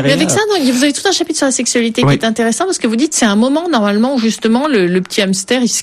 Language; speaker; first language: French; native; French